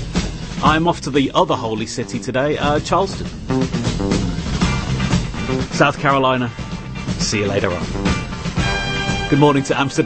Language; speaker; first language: English; native; English